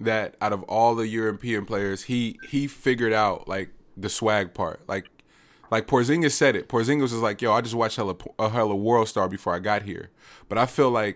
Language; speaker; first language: English; native; English